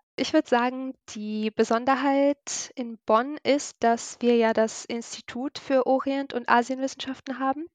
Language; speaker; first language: German; native; German